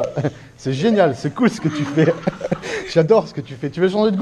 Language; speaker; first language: French; native; French